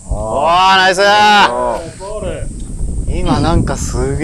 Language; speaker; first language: Japanese; native; Japanese